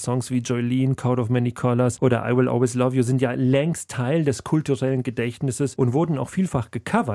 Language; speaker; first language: German; native; German